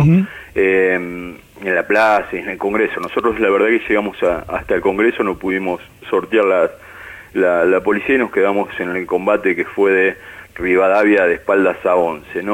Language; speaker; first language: Spanish; native; Spanish